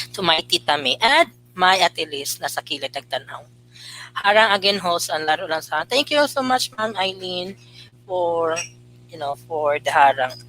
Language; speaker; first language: Filipino; non-native, local second language; Cebuano